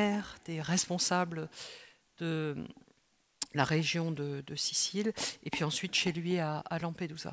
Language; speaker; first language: French; native; French